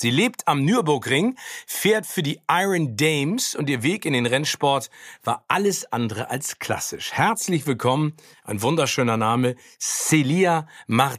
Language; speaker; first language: German; native; German